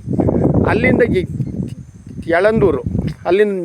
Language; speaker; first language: Kannada; native; Kannada